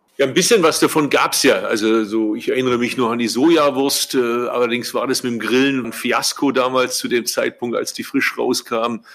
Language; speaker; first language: German; early bilingual, other home language; Turkish